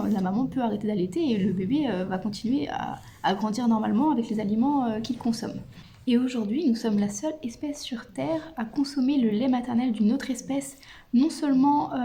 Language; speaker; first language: French; native; French